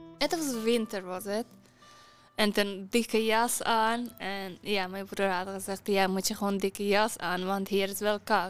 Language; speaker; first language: Dutch; non-native, learner; Persian